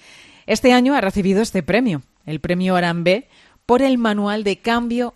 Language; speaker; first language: Spanish; native; Spanish